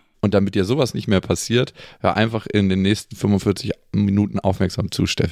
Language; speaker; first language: German; native; German